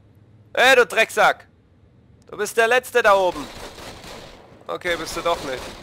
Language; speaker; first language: German; native; German